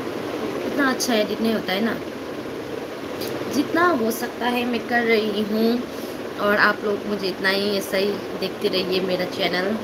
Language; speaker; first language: Hindi; non-native, learner; Nepali